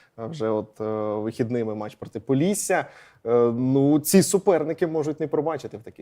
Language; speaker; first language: Ukrainian; native; Ukrainian